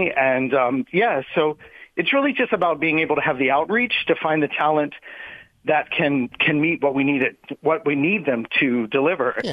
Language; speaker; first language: English; native; English